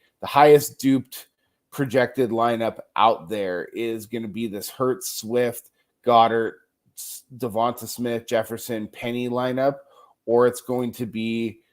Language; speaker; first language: English; native; English